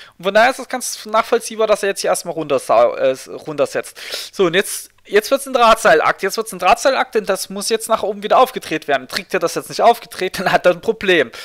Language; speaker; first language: German; native; German